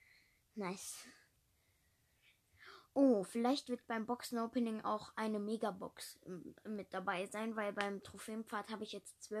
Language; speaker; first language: German; native; German